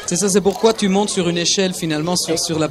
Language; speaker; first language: French; native; French